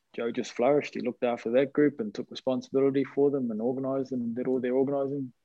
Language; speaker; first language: English; native; English